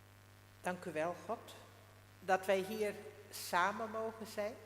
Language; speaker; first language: Dutch; non-native, local second language; Western Frisian